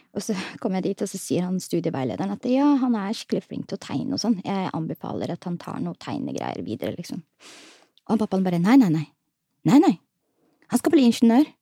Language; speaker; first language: Norwegian; early bilingual, other home language; Somali